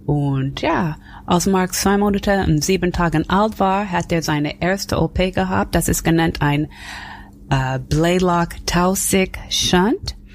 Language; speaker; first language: German; non-native, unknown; English